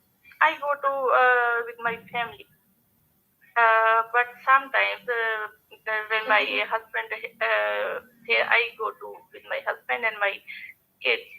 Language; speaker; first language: English; non-native, learner; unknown